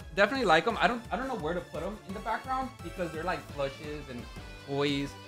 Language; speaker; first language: English; non-native, fluent; Spanish